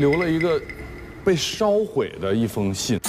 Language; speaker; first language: Chinese; native; Chinese